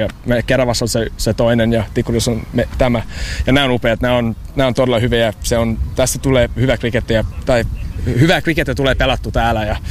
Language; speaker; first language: Finnish; non-native, learner; English